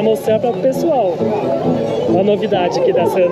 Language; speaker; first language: Portuguese; native; Portuguese